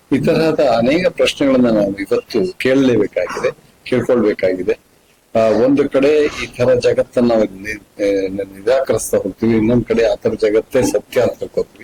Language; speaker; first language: Kannada; native; Kannada